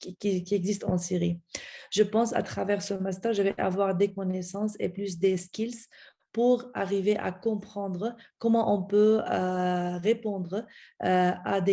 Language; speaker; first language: French; non-native, fluent; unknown